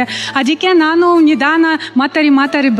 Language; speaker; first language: Kannada; non-native, learner; Russian